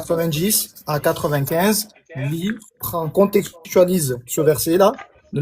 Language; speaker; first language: French; native; French